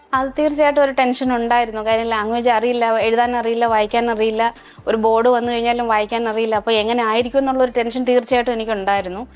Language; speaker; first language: Malayalam; native; Malayalam